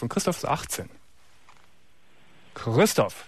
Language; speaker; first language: German; native; German